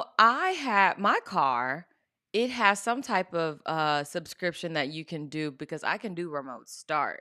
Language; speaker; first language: English; native; English